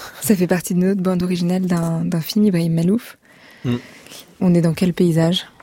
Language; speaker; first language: French; native; French